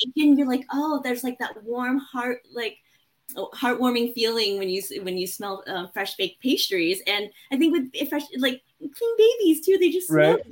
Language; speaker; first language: English; early bilingual, other home language; Chinese